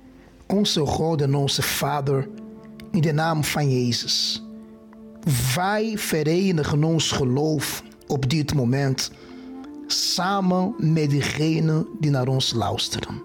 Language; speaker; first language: Dutch; non-native, fluent; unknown